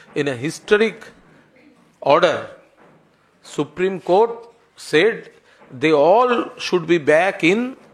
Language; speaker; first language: English; non-native, local second language; Bangla